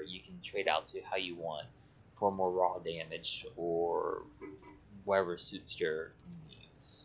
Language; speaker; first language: English; native; English